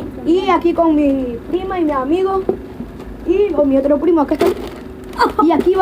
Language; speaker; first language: Spanish; native; Spanish